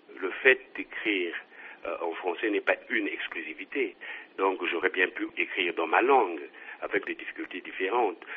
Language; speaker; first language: French; non-native, local second language; Kongo